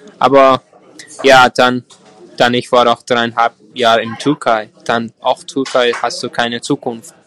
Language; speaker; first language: German; non-native, learner; Persian